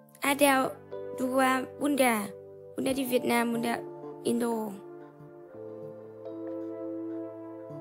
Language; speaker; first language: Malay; non-native, learner; Vietnamese